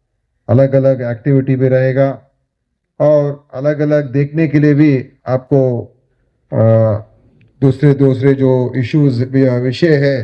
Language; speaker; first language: Hindi; non-native, local second language; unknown